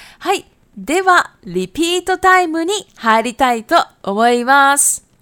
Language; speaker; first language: Japanese; non-native, fluent; Chinese